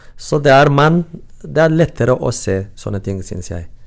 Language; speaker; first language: Norwegian; non-native, learner; Tigrinya